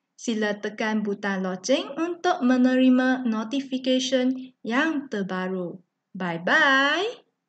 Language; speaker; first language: Malay; non-native, local second language; Chinese